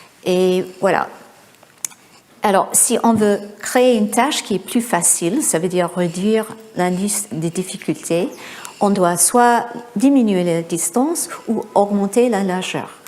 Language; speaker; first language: French; non-native, fluent; English